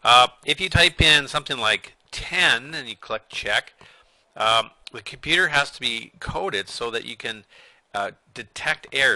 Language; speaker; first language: English; native; English